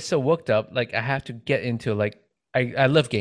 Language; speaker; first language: English; non-native, local second language; Chinese